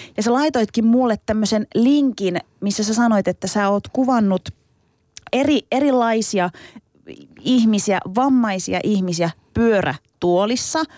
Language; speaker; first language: Finnish; early bilingual, other home language; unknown